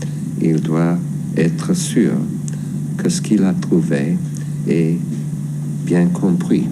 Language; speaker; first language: French; non-native, fluent; English